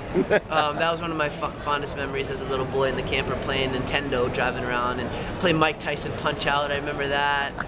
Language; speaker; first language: English; native; English